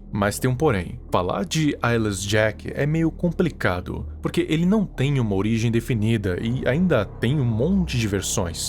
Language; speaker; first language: Portuguese; native; Portuguese